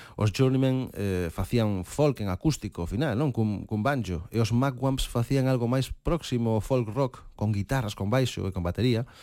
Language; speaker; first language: Galician; native; Galician